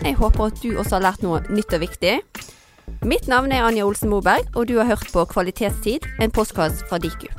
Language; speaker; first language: Norwegian; native; Norwegian